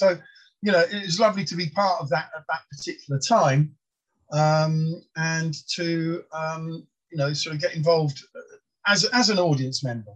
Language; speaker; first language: English; non-native, local second language; Polish